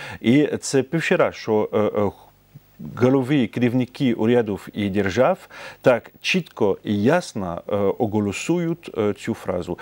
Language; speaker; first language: Ukrainian; non-native, fluent; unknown